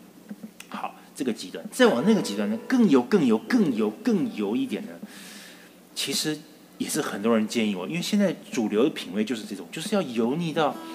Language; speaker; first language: Chinese; native; Chinese